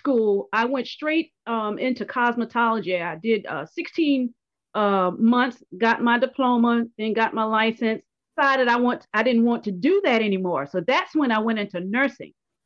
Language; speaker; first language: English; native; English